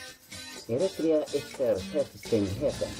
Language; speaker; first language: Swedish; non-native, learner; Tigrinya